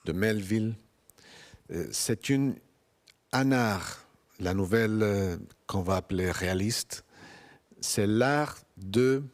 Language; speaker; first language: French; non-native, fluent; Spanish